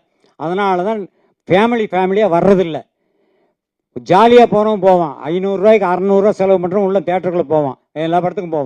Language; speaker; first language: Tamil; native; Tamil